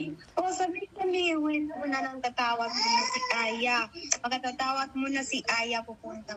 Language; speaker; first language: Filipino; early bilingual, heritage; Filipino